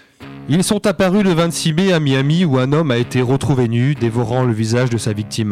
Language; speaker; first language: French; native; French